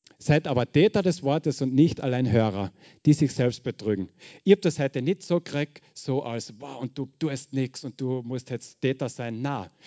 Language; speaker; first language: German; native; German